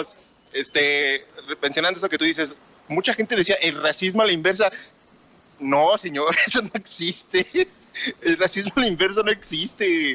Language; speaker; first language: Spanish; native; Spanish